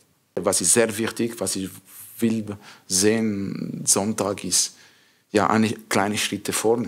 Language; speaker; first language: German; non-native, learner; French